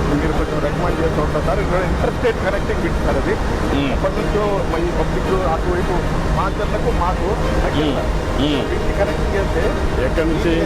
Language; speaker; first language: Telugu; native; Telugu